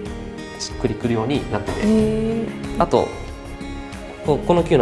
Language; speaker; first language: Japanese; native; Japanese